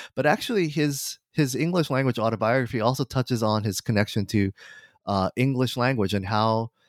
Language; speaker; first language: English; non-native, fluent; Japanese